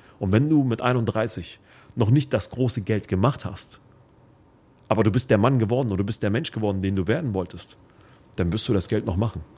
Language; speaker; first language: German; early bilingual, other home language; Arabic